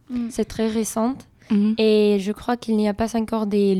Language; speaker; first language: French; non-native, learner; Spanish